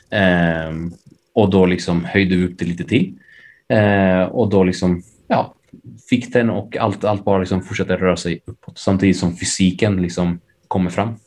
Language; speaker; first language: Swedish; early bilingual, other home language; Spanish